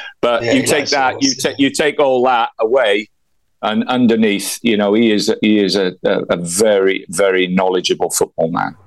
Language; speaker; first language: English; native; English